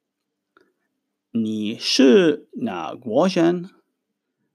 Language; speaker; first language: Chinese; non-native, fluent; Hebrew